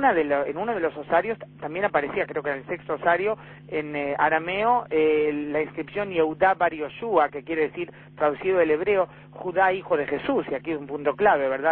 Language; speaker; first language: Spanish; native; Spanish